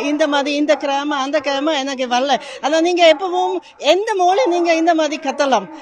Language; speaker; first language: Tamil; non-native, learner; German